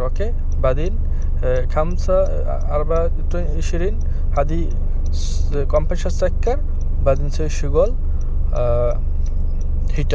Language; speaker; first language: Arabic; non-native, learner; Bangla